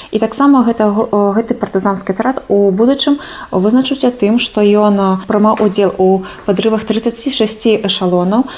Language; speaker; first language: Belarusian; native; Belarusian